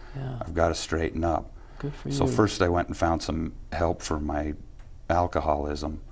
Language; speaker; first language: English; native; English